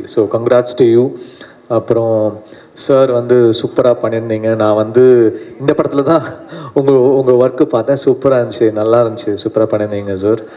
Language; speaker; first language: Tamil; native; Tamil